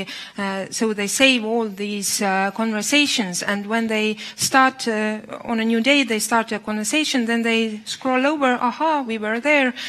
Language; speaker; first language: English; non-native, fluent; Estonian